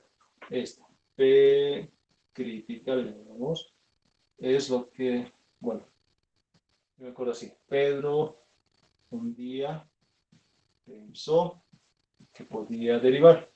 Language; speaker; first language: Spanish; native; Spanish